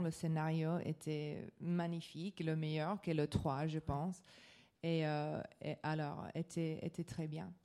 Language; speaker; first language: French; non-native, learner; English